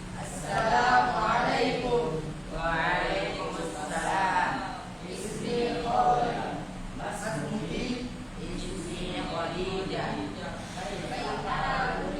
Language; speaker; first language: Arabic; non-native, learner; Indonesian